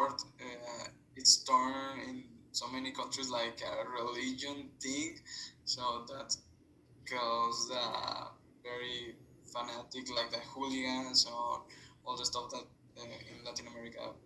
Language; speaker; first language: English; non-native, fluent; Spanish